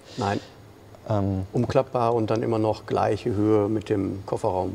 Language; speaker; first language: German; native; German